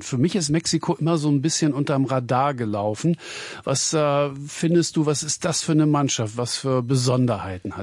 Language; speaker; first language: German; native; German